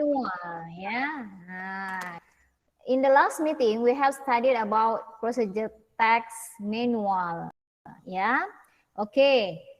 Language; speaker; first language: English; non-native, fluent; Indonesian